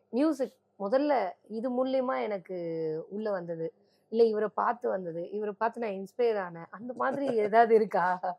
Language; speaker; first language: Tamil; native; Tamil